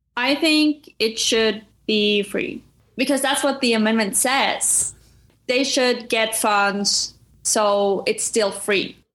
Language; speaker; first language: English; non-native, fluent; Norwegian